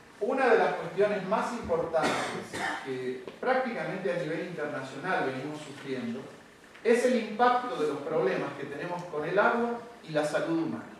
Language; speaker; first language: Spanish; native; Spanish